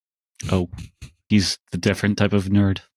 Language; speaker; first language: English; native; English